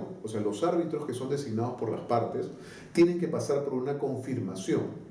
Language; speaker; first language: Spanish; native; Spanish